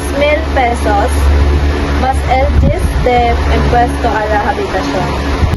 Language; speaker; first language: Spanish; non-native, learner; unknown